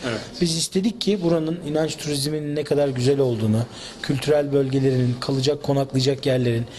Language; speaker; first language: Turkish; native; Turkish